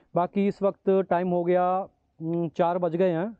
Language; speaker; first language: Hindi; non-native, local second language; Punjabi